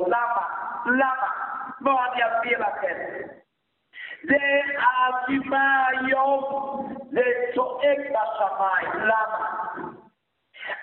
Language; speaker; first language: Hebrew; non-native, fluent; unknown